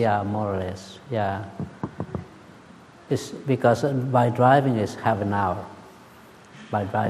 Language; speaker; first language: English; non-native, learner; Spanish